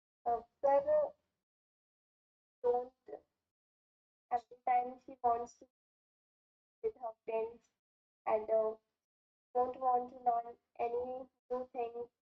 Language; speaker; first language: English; non-native, learner; Hindi